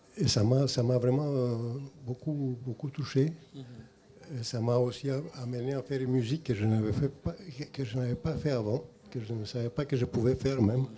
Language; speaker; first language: French; non-native, fluent; Greek